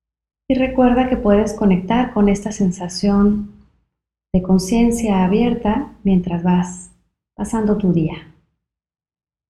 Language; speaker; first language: Spanish; native; Spanish